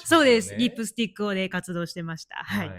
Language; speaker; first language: Japanese; native; Japanese